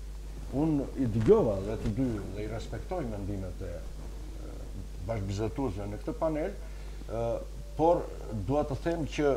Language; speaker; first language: Albanian; native; Albanian